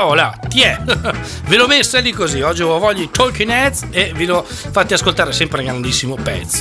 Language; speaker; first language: Italian; native; Italian